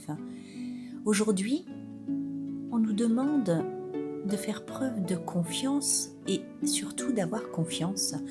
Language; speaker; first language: French; native; French